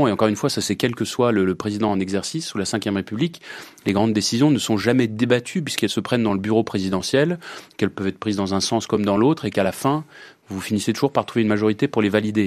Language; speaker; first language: French; native; French